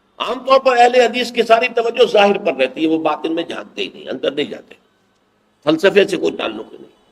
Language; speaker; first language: Urdu; native; Urdu